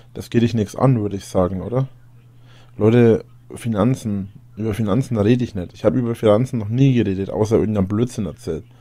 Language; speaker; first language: German; native; German